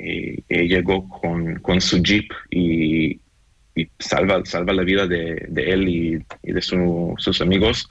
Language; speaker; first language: Spanish; non-native, fluent; Hebrew